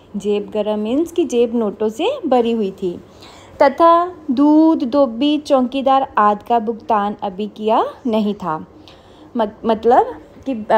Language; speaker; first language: Hindi; non-native, local second language; Punjabi